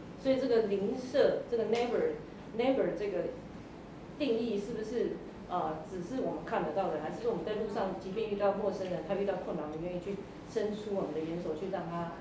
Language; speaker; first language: Chinese; native; Chinese